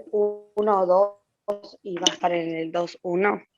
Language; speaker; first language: Spanish; native; Spanish